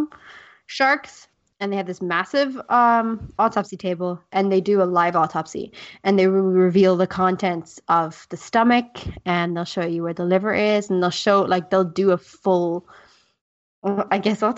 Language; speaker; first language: English; native; English